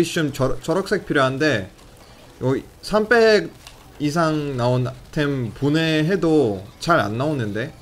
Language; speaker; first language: Korean; non-native, fluent; Russian